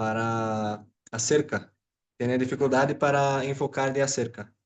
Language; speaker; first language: Spanish; non-native, learner; Portuguese